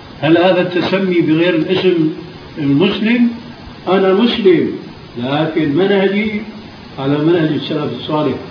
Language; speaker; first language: Arabic; early bilingual, other home language; Albanian